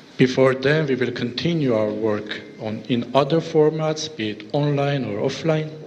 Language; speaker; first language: English; non-native, fluent; Armenian